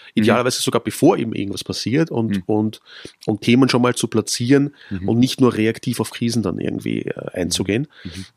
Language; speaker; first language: German; native; German